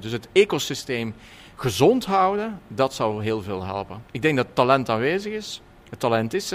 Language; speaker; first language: Dutch; native; Dutch